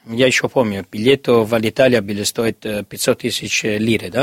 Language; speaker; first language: Russian; non-native, learner; Italian